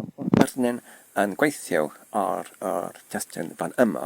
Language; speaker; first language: Welsh; non-native, learner; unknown